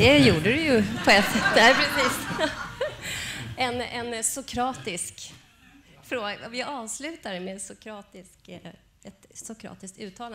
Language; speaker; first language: Swedish; native; Swedish